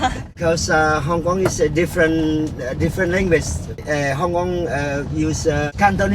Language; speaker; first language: English; non-native, learner; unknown